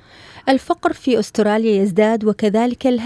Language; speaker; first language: Arabic; native; Arabic